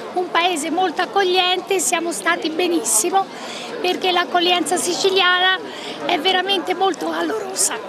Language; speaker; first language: Italian; native; Italian